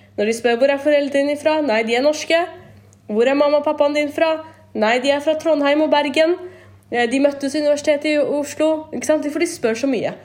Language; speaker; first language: Norwegian; early bilingual, other home language; Kurdish